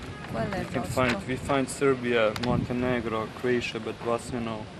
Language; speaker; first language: English; non-native, learner; Bosnian